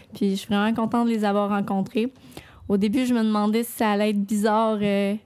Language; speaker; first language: French; native; French